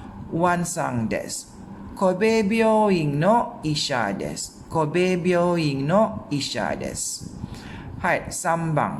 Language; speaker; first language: Japanese; non-native, fluent; Malay